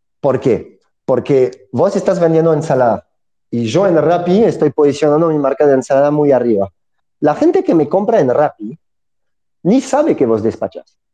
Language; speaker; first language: Spanish; non-native, fluent; French